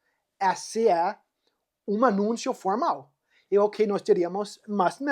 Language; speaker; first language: Portuguese; non-native, fluent; English